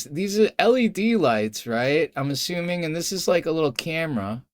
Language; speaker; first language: English; native; English